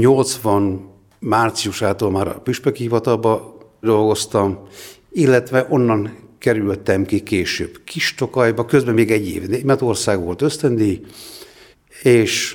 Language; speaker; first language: Hungarian; native; Hungarian